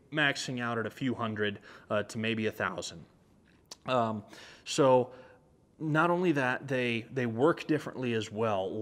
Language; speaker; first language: English; native; English